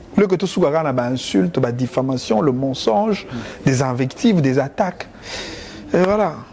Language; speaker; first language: French; non-native, local second language; Lingala